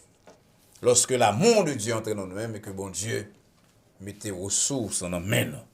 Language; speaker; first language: French; non-native, local second language; Haitian Creole